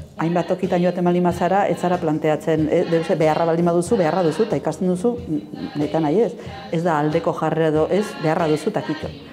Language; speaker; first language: Basque; non-native, local second language; Spanish